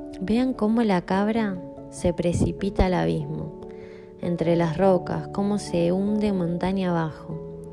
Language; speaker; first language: Spanish; native; Spanish